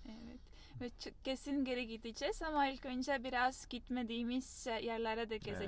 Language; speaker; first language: Turkish; non-native, fluent; Estonian